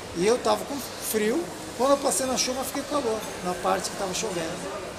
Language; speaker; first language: Portuguese; native; Portuguese